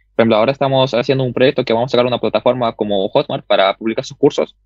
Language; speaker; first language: Spanish; early bilingual, other home language; Russian